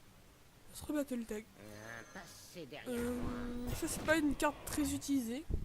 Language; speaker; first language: French; native; French